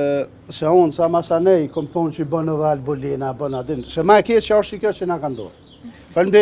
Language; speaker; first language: Albanian; native; Albanian